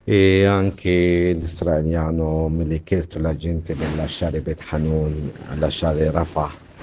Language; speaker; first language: Italian; non-native, learner; Arabic